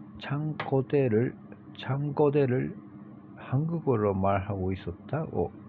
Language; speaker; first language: Korean; non-native, learner; Japanese